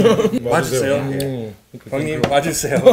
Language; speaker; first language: Korean; non-native, learner; English